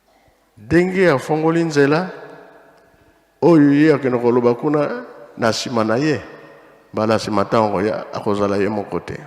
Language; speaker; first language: Lingala; non-native, local second language; Kongo